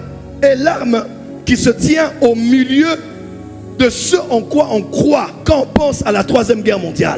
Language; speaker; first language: French; non-native, local second language; Lingala